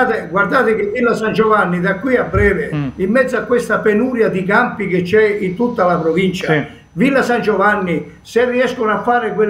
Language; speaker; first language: Italian; native; Italian